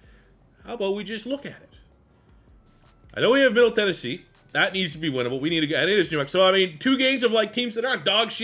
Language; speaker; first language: English; native; English